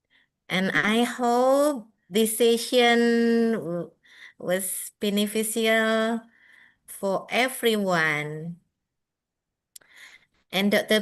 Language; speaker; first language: English; non-native, fluent; Indonesian